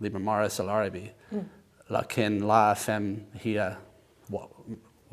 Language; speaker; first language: Arabic; non-native, learner; English